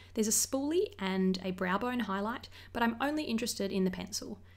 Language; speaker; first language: English; native; English